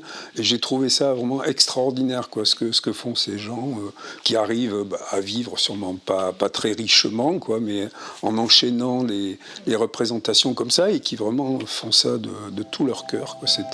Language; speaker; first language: French; native; French